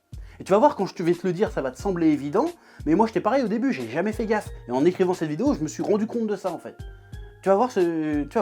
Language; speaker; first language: French; native; French